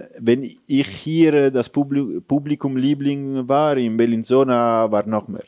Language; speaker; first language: German; non-native, fluent; Italian